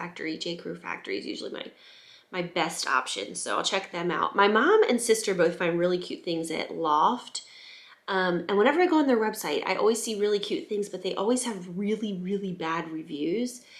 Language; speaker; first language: English; native; English